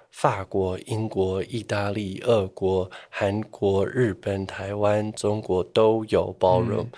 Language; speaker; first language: Chinese; non-native, fluent; English